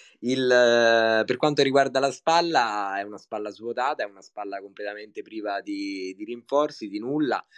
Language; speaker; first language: Italian; native; Italian